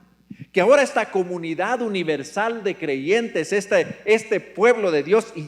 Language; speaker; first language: Spanish; native; Spanish